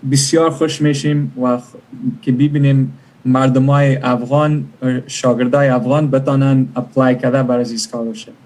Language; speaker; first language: Persian; early bilingual, other home language; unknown